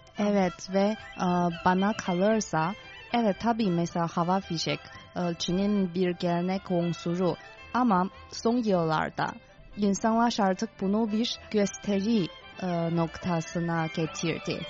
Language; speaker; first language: Turkish; non-native, fluent; Chinese